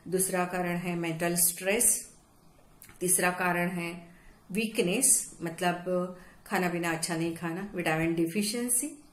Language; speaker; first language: Hindi; non-native, local second language; Marathi